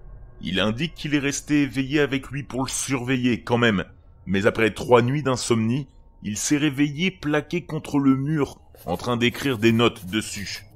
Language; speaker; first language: French; native; French